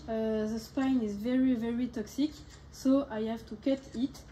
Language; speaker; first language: English; non-native, learner; French